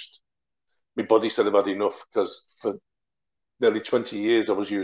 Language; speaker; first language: English; native; English